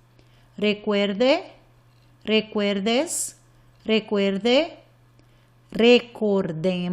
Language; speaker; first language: Spanish; non-native, fluent; English